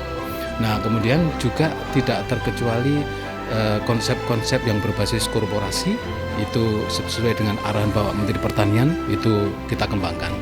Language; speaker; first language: Indonesian; native; Indonesian